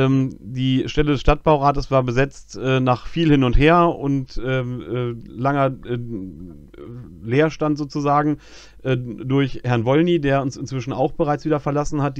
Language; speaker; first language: German; native; German